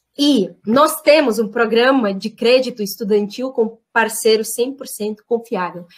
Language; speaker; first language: Portuguese; non-native, fluent; Russian